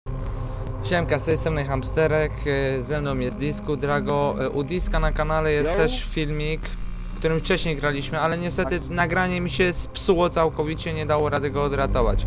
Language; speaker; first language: Polish; native; Polish